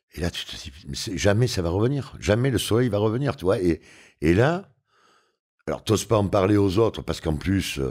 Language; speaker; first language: French; native; French